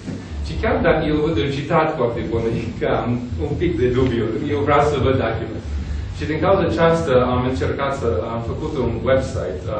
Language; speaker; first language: Romanian; non-native, fluent; English